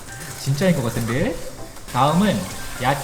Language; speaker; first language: Korean; non-native, fluent; Malay